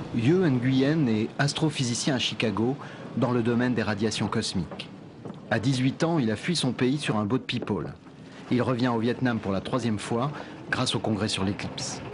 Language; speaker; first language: French; native; French